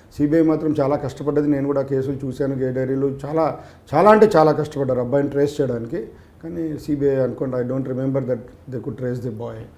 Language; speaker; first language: Telugu; native; Telugu